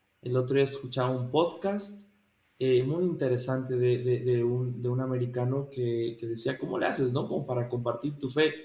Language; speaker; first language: Spanish; native; Spanish